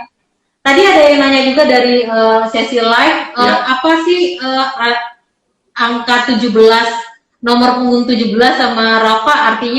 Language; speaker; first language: Indonesian; native; Indonesian